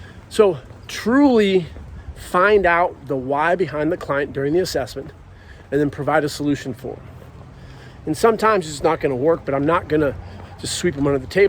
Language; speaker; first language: English; native; English